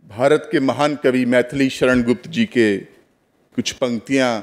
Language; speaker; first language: Hindi; native; Hindi